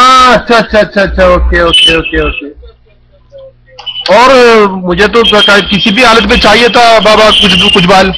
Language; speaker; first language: Hindi; non-native, local second language; Malayalam